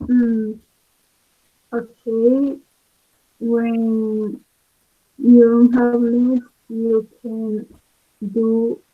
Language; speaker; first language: English; non-native, learner; Spanish